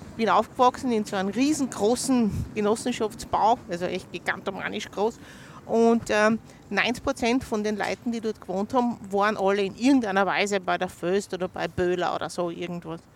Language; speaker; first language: German; native; German